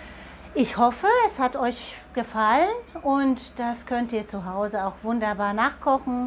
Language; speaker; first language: German; non-native, fluent; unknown